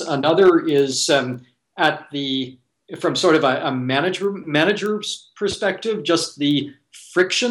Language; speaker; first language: English; native; English